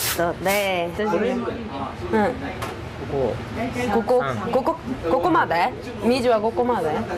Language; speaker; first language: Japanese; non-native, learner; Korean